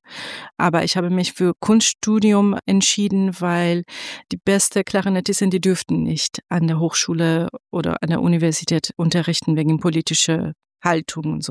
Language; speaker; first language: German; non-native, fluent; Persian